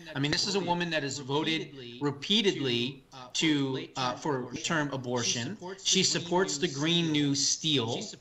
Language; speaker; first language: English; native; English